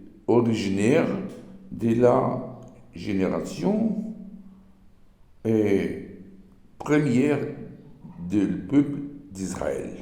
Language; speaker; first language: French; non-native, learner; Portuguese